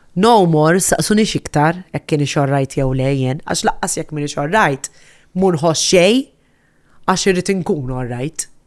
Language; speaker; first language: Maltese; native; Maltese